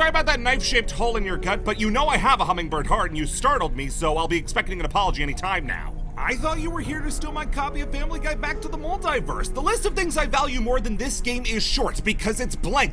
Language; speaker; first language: English; native; English